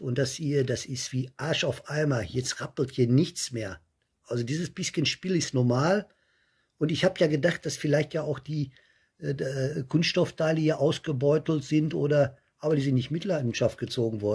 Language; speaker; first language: German; native; German